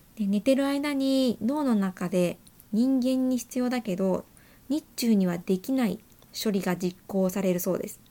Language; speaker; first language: Japanese; native; Japanese